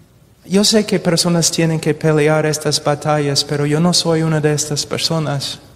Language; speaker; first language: Spanish; non-native, fluent; English